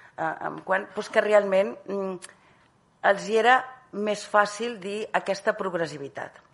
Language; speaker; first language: Catalan; native; Catalan